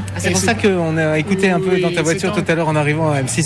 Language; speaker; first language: French; native; French